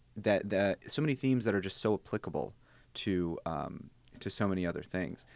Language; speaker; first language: English; early bilingual, other home language; Bosnian